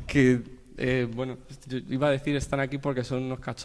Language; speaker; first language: Spanish; native; Spanish